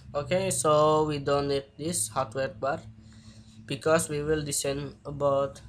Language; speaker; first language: English; non-native, learner; Indonesian